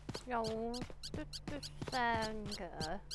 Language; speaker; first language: Chinese; native; Chinese